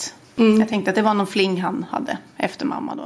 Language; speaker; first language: Swedish; native; Swedish